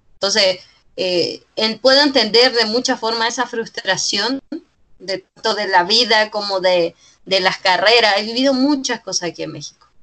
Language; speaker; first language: Spanish; native; Spanish